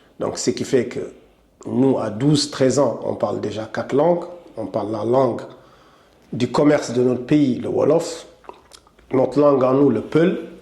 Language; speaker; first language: French; non-native, local second language; Wolof